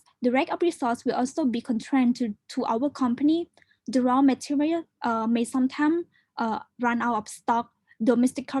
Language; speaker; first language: English; non-native, learner; Khmer